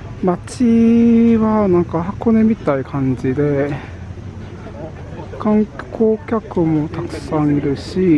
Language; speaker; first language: Japanese; non-native, fluent; Korean